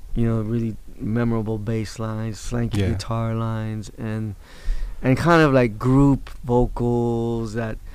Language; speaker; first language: English; native; English